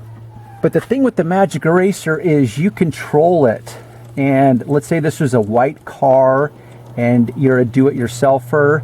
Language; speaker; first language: English; native; English